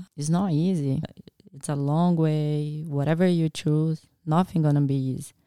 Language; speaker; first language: English; non-native, learner; Portuguese